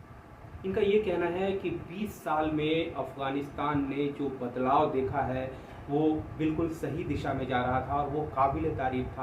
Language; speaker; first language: Hindi; native; Hindi